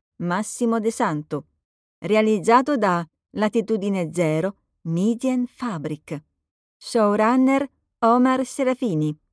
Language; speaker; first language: Italian; native; Italian